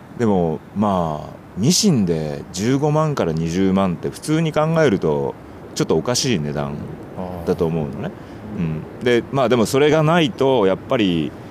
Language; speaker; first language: Japanese; native; Japanese